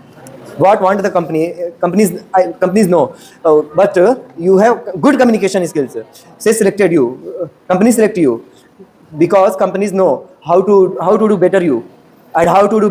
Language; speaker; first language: English; non-native, learner; Hindi